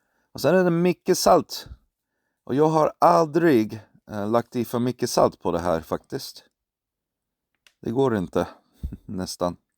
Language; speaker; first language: Swedish; non-native, fluent; English